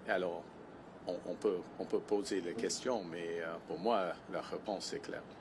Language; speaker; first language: French; non-native, local second language; English